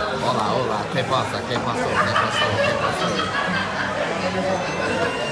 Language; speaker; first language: Spanish; non-native, learner; English